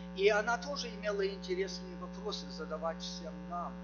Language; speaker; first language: Russian; early bilingual, heritage; Russian